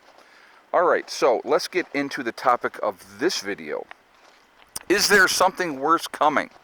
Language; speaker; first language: English; native; English